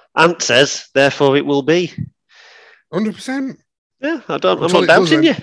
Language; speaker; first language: English; native; English